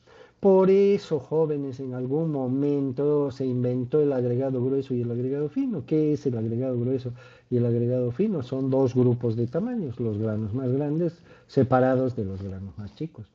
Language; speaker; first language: Spanish; native; Spanish